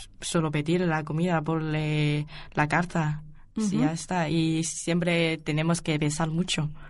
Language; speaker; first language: Spanish; non-native, learner; Chinese